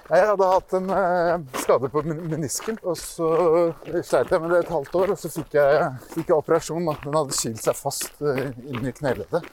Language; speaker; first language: Norwegian; early bilingual, other home language; Persian